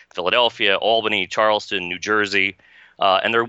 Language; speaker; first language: English; native; English